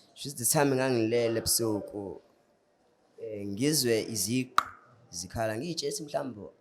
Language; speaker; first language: Zulu; non-native, local second language; Xhosa